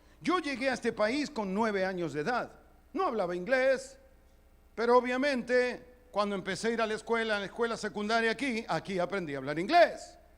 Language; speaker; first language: Spanish; early bilingual, other home language; Italian